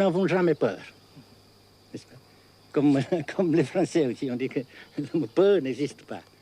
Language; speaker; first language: French; non-native, fluent; Vietnamese